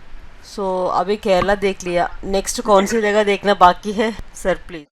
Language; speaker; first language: Hindi; non-native, local second language; Telugu